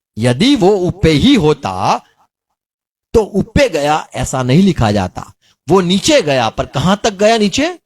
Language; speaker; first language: Hindi; non-native, local second language; Gujarati